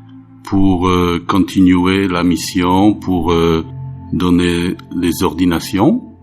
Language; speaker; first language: French; non-native, fluent; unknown